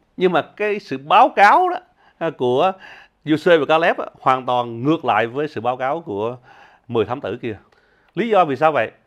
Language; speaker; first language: Vietnamese; early bilingual, heritage; Vietnamese